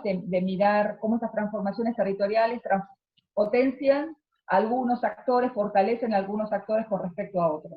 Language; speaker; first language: Spanish; native; Spanish